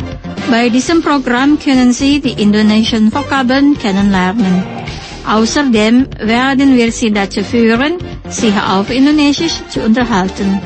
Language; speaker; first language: German; non-native, fluent; Indonesian